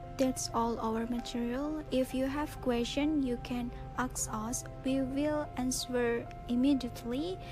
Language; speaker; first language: English; non-native, learner; Indonesian